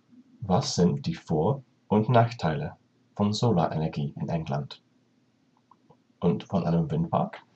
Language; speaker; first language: German; non-native, learner; English